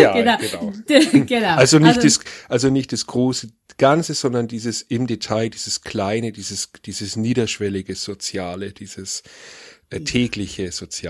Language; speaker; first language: German; native; German